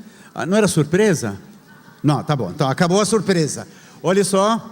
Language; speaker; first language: Portuguese; non-native, fluent; Spanish